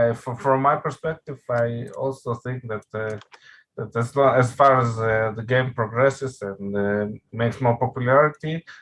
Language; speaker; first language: English; non-native, fluent; Russian